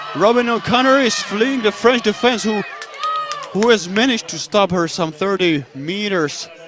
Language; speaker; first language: English; non-native, fluent; Czech